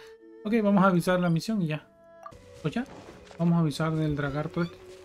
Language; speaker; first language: Spanish; native; Spanish